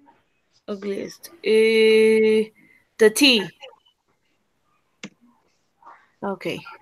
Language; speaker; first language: English; non-native, learner; Spanish